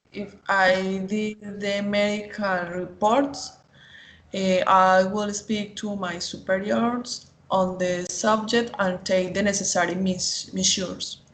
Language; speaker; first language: English; non-native, learner; Spanish